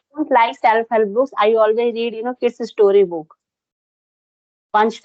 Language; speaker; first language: English; non-native, local second language; Hindi